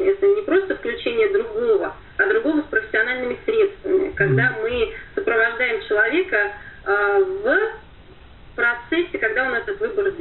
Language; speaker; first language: Russian; native; Russian